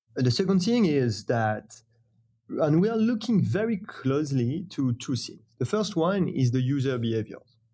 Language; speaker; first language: English; non-native, fluent; French